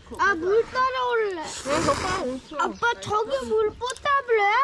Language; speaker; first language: Korean; early bilingual, heritage; Korean